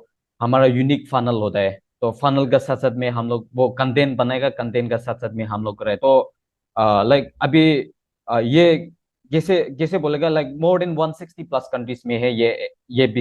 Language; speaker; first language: Hindi; non-native, local second language; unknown